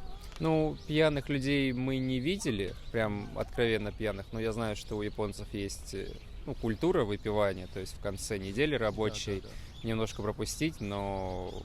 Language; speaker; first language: Russian; native; Russian